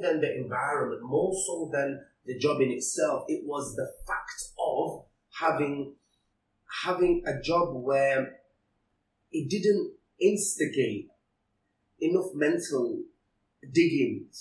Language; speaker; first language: English; early bilingual, other home language; Cantonese